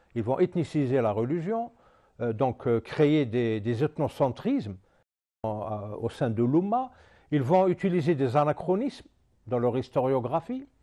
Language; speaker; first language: French; non-native, local second language; Arabic